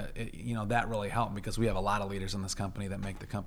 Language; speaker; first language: English; native; English